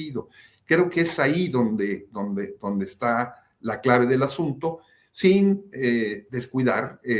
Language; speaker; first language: Spanish; native; Spanish